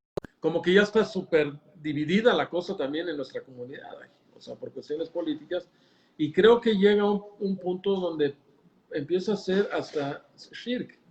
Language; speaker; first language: Spanish; native; Spanish